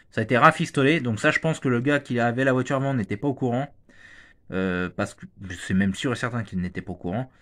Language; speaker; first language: French; native; French